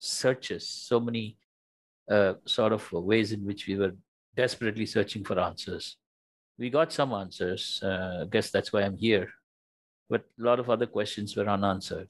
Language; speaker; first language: English; non-native, local second language; Tamil